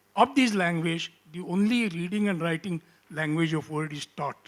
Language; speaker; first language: English; non-native, local second language; Marathi